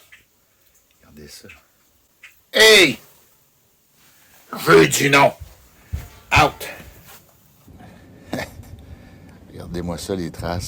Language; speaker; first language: French; native; French